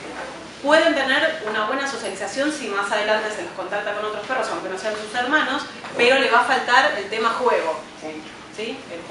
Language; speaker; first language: Spanish; native; Spanish